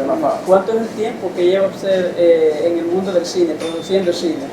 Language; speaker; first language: Spanish; native; Spanish